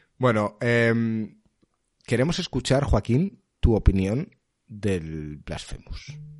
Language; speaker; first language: Spanish; native; Spanish